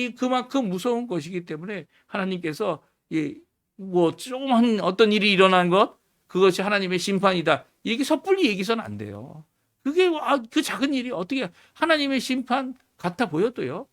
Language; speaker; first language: Korean; native; Korean